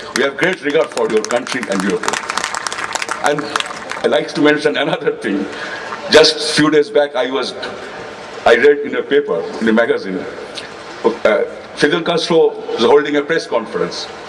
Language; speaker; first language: English; non-native, local second language; Bangla